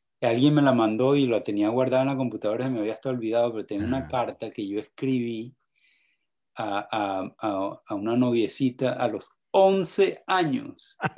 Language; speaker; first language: Spanish; native; Spanish